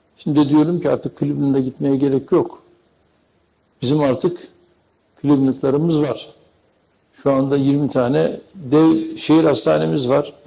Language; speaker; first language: Turkish; native; Turkish